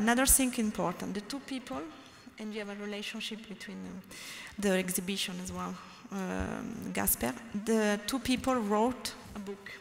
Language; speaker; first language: English; non-native, learner; French